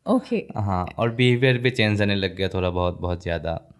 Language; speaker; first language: Hindi; non-native, local second language; Bangla